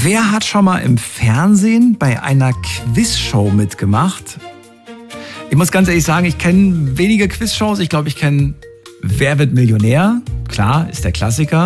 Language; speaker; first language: German; native; German